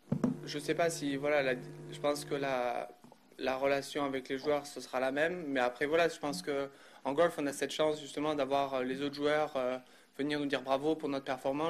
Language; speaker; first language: French; native; French